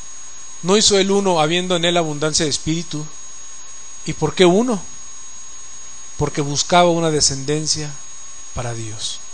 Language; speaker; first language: Spanish; native; Spanish